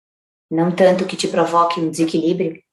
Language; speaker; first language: Portuguese; native; Portuguese